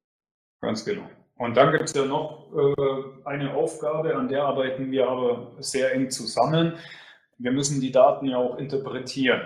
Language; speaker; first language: German; native; German